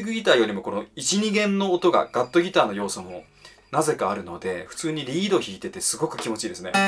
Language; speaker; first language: Japanese; native; Japanese